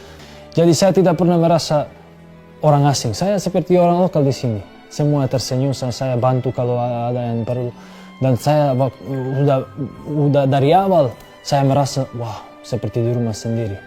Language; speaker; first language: Indonesian; non-native, fluent; Serbian